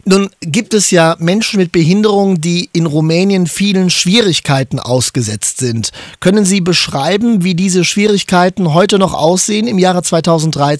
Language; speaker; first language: German; native; German